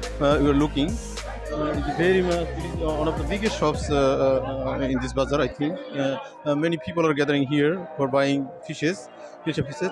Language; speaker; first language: English; non-native, learner; Bangla